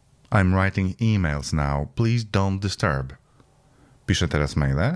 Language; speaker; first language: English; non-native, fluent; Polish